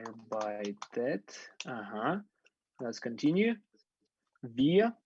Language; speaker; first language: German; non-native, fluent; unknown